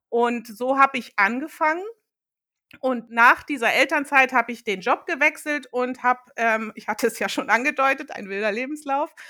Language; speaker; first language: German; early bilingual, other home language; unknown